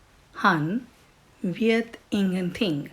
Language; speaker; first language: Swedish; non-native, fluent; Urdu